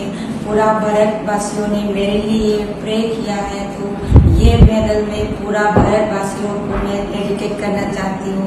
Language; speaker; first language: Hindi; non-native, local second language; Manipuri